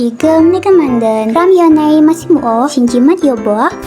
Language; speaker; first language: Korean; non-native, learner; Indonesian